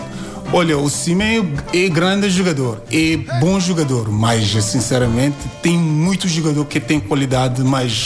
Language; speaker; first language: Portuguese; non-native, learner; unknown